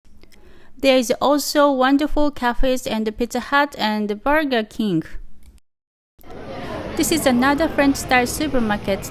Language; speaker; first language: English; non-native, learner; Japanese